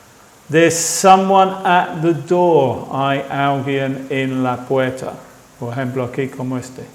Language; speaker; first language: Spanish; non-native, fluent; English